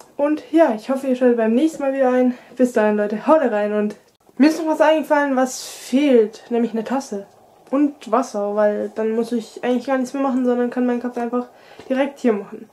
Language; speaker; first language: German; native; German